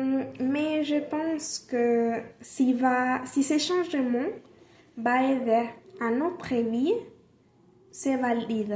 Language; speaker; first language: French; non-native, learner; Spanish